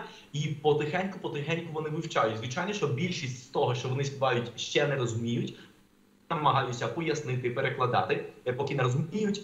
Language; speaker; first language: Ukrainian; non-native, fluent; Spanish